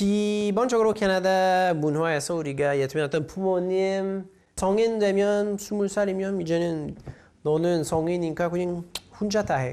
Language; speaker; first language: Korean; non-native, fluent; English